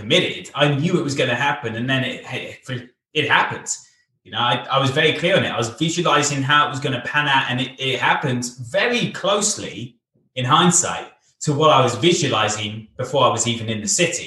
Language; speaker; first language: English; native; English